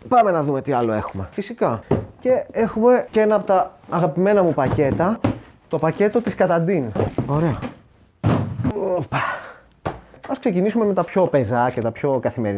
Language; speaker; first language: Greek; native; Greek